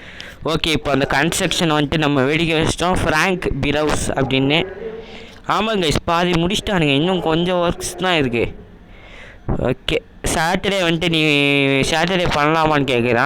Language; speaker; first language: Tamil; native; Tamil